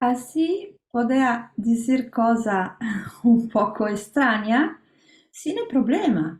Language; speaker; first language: Spanish; non-native, learner; Italian